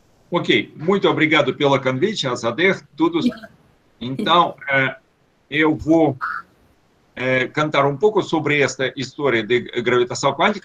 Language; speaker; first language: Portuguese; non-native, fluent; Russian